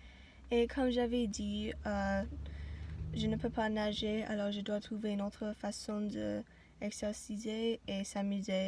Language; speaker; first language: French; non-native, learner; English